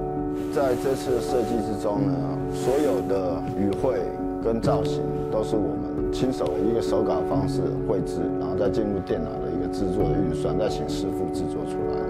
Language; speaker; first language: Chinese; native; Chinese